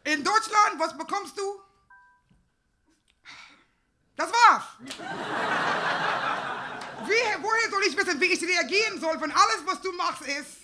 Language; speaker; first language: German; non-native, fluent; English